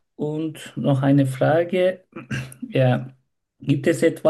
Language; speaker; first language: German; non-native, learner; Turkish